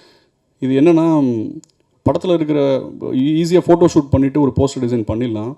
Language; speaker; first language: Tamil; native; Tamil